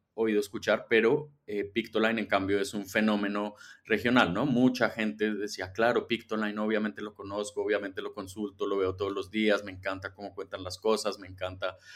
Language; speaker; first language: Spanish; native; Spanish